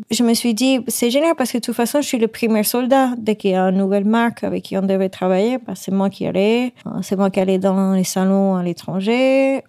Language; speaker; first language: French; non-native, fluent; Spanish